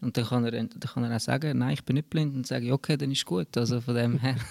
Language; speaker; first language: German; native; German